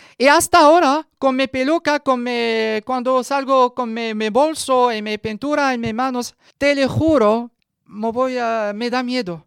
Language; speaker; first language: Spanish; non-native, learner; Arabic